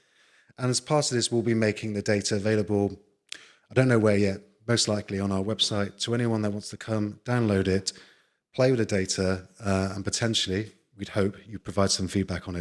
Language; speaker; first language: English; native; English